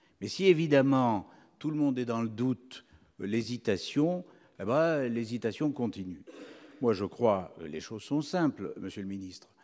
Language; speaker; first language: French; native; French